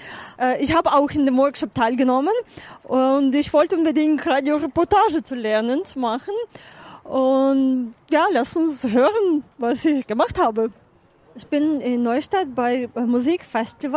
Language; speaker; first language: German; non-native, fluent; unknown